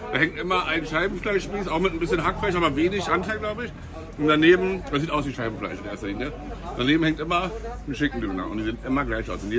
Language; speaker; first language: German; native; German